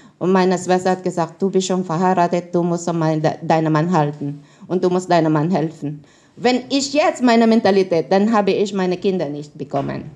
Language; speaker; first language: German; non-native, learner; Filipino